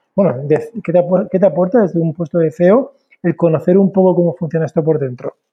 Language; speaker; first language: Spanish; native; Spanish